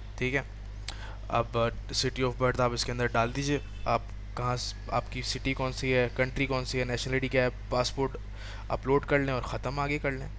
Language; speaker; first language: Urdu; native; Urdu